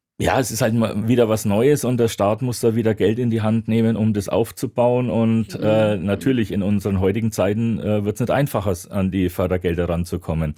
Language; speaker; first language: German; native; German